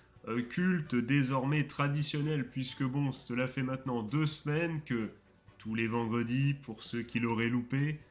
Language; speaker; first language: French; native; French